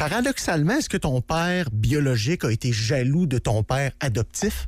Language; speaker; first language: French; native; French